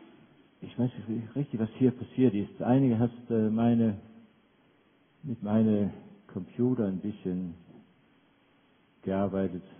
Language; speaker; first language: German; non-native, fluent; Danish